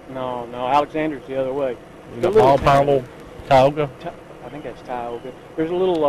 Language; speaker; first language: English; native; English